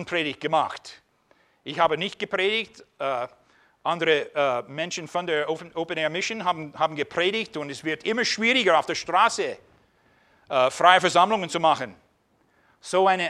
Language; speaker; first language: German; non-native, fluent; English